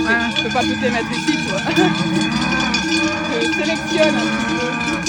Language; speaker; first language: French; native; French